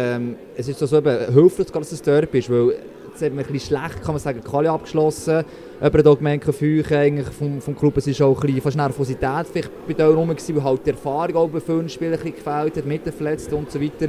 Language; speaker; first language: German; native; German